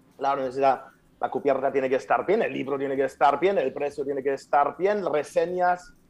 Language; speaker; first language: Spanish; non-native, fluent; German